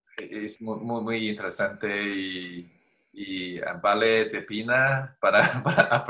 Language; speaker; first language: Spanish; non-native, learner; Chinese